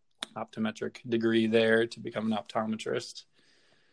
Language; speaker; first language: English; native; English